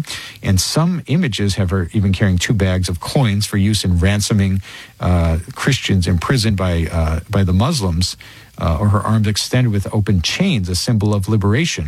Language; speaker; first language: English; native; English